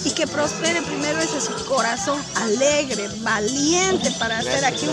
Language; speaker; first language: Spanish; native; Spanish